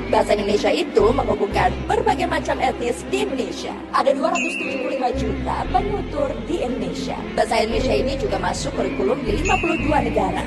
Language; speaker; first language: Indonesian; native; Indonesian